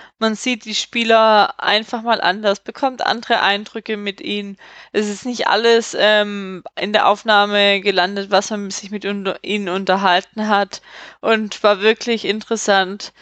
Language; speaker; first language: German; native; German